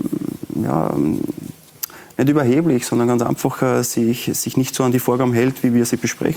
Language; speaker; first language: German; native; German